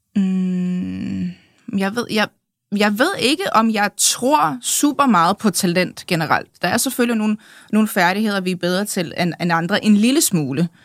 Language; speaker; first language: Danish; early bilingual, other home language; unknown